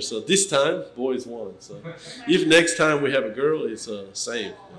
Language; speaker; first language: English; native; English